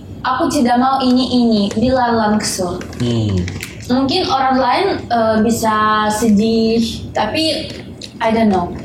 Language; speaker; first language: Indonesian; non-native, learner; Russian